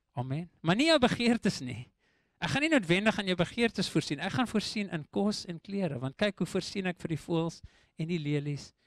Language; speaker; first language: Afrikaans; non-native, local second language; English